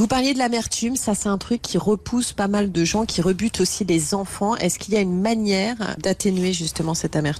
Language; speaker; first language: French; native; French